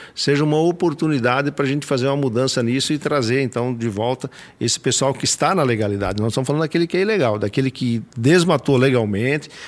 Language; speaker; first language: Portuguese; native; Portuguese